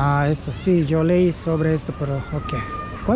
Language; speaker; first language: Spanish; non-native, learner; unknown